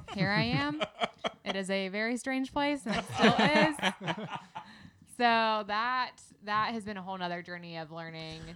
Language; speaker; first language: English; native; English